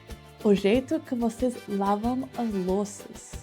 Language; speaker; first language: Portuguese; non-native, learner; English